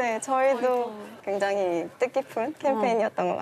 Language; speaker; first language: Korean; native; Korean